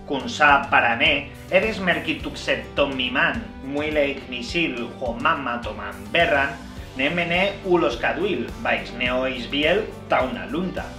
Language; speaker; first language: Finnish; non-native, fluent; Spanish